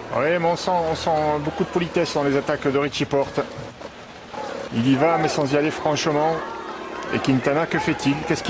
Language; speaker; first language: French; native; French